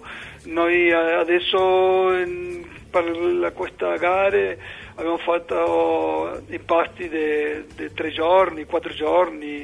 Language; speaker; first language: Italian; non-native, learner; Spanish